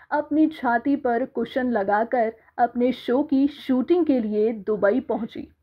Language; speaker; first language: Hindi; native; Hindi